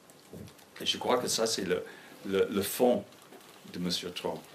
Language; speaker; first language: French; non-native, fluent; English